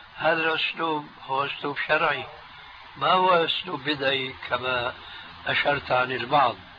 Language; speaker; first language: Arabic; early bilingual, other home language; Albanian